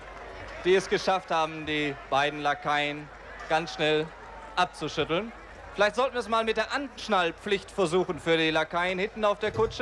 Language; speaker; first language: German; native; German